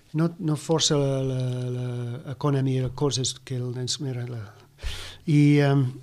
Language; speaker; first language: Catalan; non-native, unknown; English